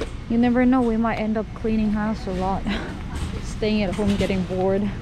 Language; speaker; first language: English; non-native, fluent; Korean